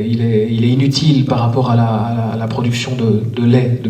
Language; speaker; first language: French; native; French